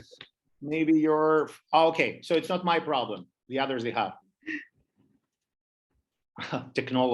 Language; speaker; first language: English; non-native, fluent; Greek